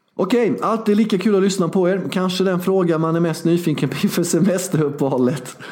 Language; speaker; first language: Swedish; early bilingual, other home language; Serbian